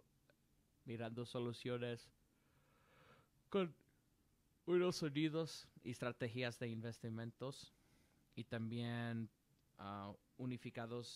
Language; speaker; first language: Spanish; non-native, learner; English